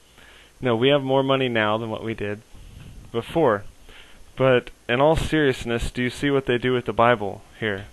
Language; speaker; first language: English; native; English